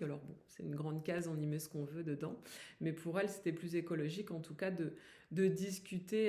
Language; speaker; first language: French; native; French